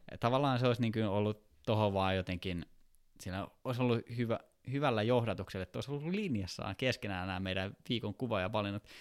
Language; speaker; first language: Finnish; native; Finnish